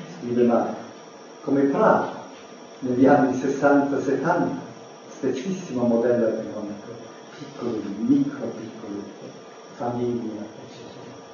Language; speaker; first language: Italian; non-native, fluent; English